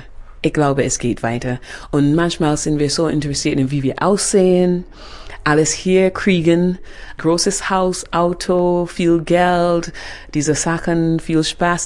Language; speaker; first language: German; non-native, fluent; English